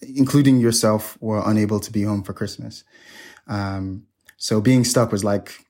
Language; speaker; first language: English; native; English